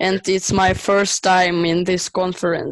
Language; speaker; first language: English; non-native, learner; Russian